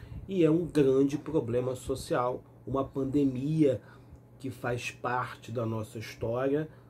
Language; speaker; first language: Portuguese; native; Portuguese